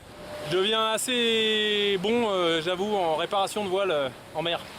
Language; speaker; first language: French; native; French